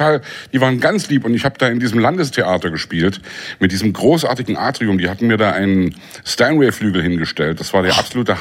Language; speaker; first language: German; native; German